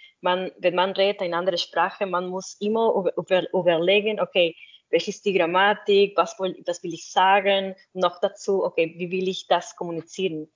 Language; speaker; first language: German; non-native, fluent; Spanish